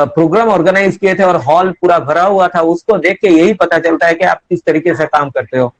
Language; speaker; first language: Hindi; non-native, local second language; Bangla